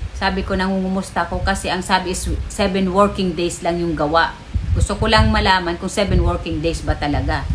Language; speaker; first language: Filipino; non-native, local second language; Bikol